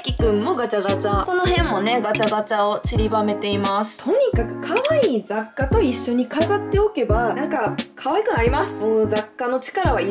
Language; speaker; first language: Japanese; native; Japanese